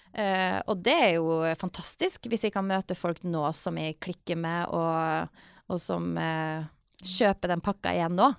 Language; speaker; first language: Norwegian; native; Norwegian